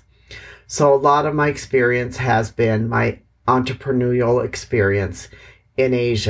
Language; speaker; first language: English; native; English